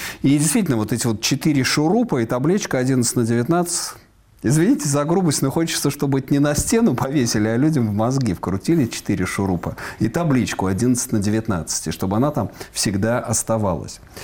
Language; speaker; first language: Russian; native; Russian